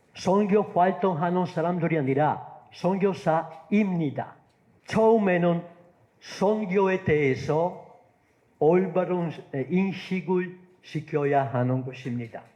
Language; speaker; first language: Korean; non-native, fluent; Italian